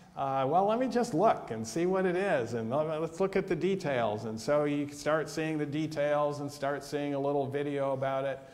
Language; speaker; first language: English; native; English